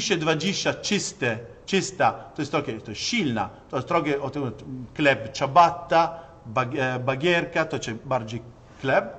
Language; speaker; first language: Polish; non-native, learner; Italian